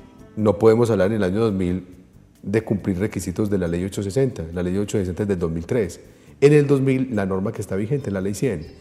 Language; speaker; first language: Spanish; native; Spanish